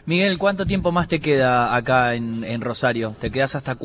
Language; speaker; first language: Spanish; native; Spanish